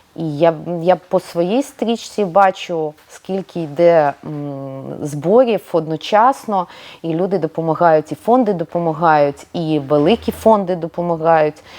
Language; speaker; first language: Ukrainian; non-native, local second language; Russian